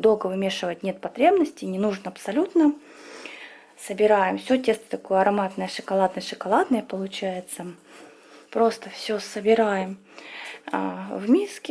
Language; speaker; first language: Russian; native; Russian